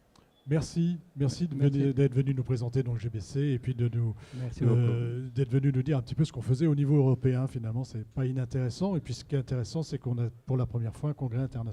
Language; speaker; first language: French; native; French